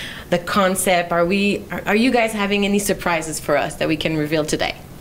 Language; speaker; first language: English; non-native, fluent; French